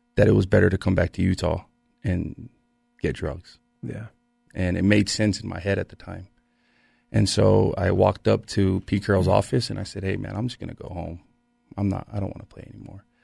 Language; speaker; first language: English; native; English